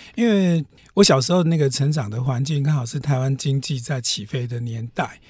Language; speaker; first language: Chinese; native; Chinese